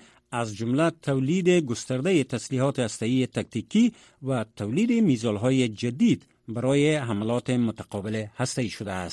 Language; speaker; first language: Persian; native; Persian